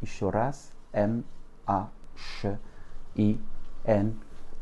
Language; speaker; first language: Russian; non-native, fluent; French